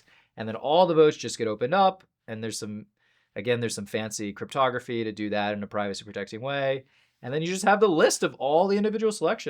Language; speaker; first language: English; native; English